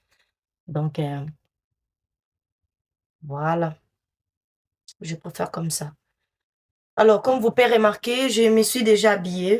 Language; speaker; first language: French; non-native, fluent; Portuguese